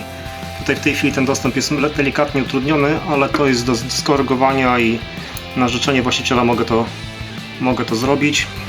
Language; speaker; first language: Polish; native; Polish